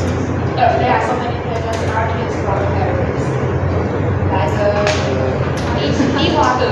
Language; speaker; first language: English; non-native, learner; Chinese